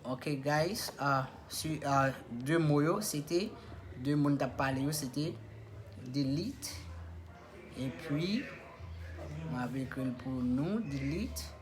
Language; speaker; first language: French; non-native, local second language; Haitian Creole